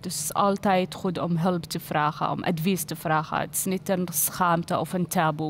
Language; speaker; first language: Dutch; non-native, learner; Arabic